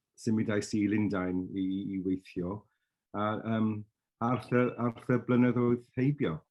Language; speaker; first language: Welsh; non-native, local second language; English